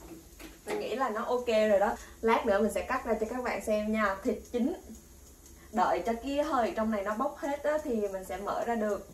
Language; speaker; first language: Vietnamese; native; Vietnamese